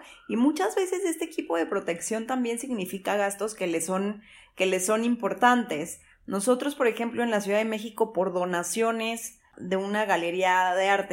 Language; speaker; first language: Spanish; native; Spanish